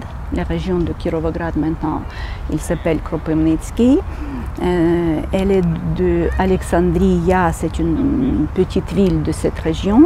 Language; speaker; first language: French; non-native, fluent; Ukrainian